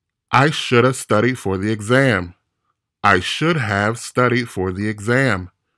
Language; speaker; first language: English; native; English